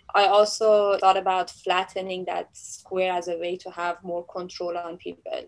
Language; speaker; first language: English; non-native, fluent; Persian